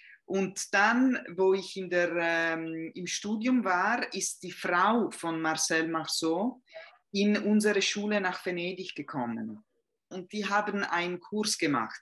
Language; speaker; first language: German; non-native, fluent; Italian